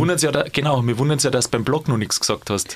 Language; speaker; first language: German; native; German